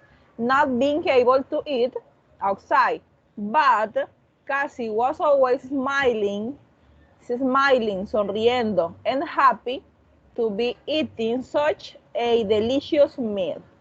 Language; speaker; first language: English; non-native, fluent; Spanish